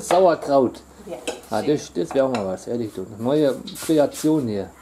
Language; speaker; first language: German; native; German